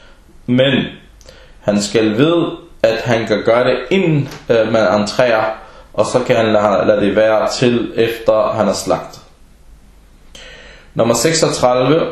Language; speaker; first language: Danish; early bilingual, other home language; Arabic